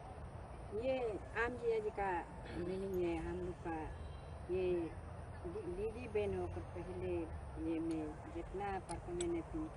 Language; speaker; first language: Hindi; non-native, local second language; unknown